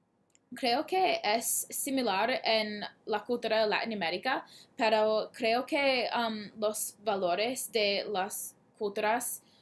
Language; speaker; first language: Spanish; non-native, learner; English